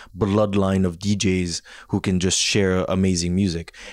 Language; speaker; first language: English; native; English